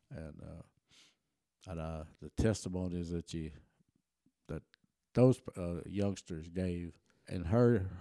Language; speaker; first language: English; early bilingual, other home language; German